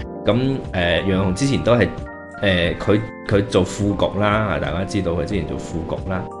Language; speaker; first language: Cantonese; native; Cantonese